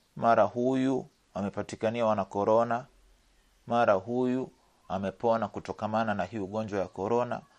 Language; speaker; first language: Swahili; native; Swahili